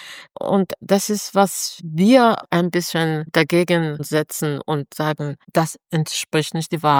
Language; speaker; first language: German; non-native, fluent; Persian